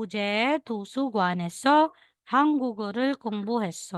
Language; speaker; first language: Korean; non-native, learner; Filipino